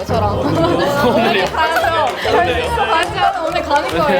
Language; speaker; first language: Korean; non-native, fluent; Bangla